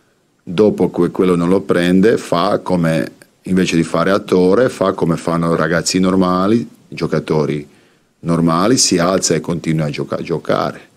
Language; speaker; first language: Italian; non-native, fluent; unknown